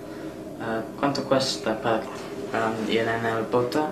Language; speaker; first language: Spanish; non-native, learner; English